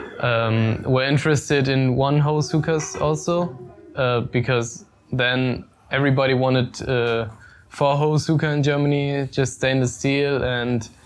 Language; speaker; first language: English; non-native, fluent; German